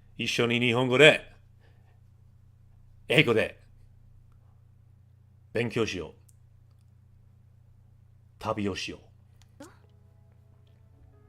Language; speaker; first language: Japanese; non-native, learner; English